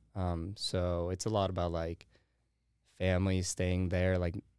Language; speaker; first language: English; early bilingual, heritage; Spanish